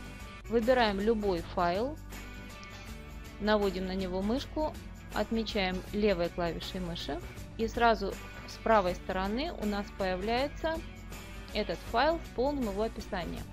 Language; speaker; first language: Russian; native; Russian